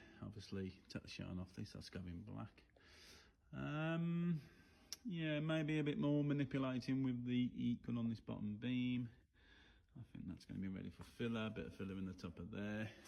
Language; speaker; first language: English; native; English